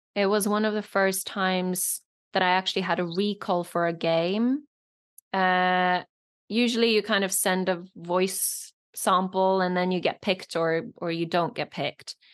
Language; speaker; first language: English; non-native, fluent; Norwegian